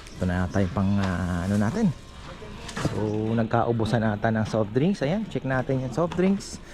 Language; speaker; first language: Filipino; native; Filipino